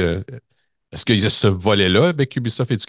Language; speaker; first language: French; native; French